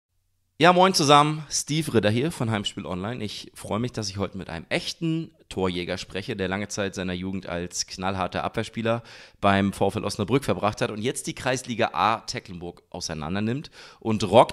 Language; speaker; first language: German; native; German